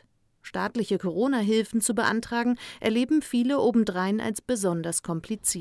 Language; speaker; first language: German; native; German